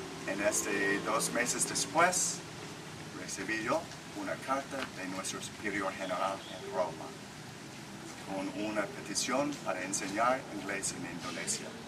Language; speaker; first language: Spanish; non-native, learner; English